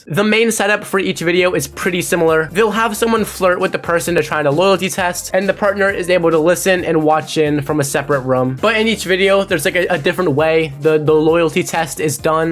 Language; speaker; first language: English; native; English